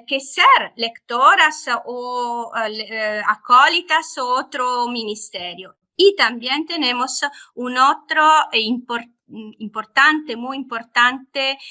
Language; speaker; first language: Spanish; non-native, fluent; Italian